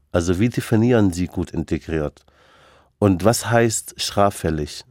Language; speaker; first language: German; non-native, fluent; Arabic